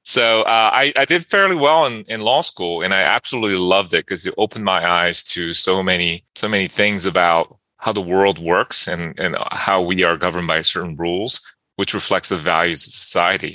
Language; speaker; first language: English; early bilingual, other home language; Korean